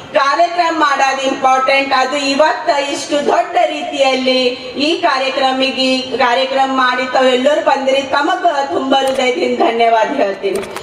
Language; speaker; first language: Kannada; non-native, local second language; Lambadi